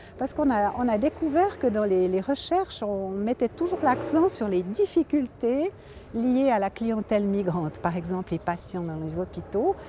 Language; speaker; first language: French; native; French